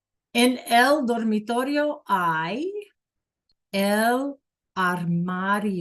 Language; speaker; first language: Spanish; non-native, fluent; English